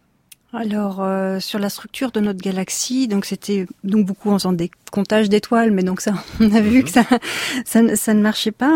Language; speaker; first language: French; native; French